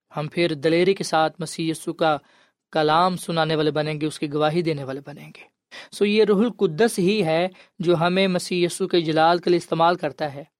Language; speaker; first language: Urdu; non-native, local second language; Punjabi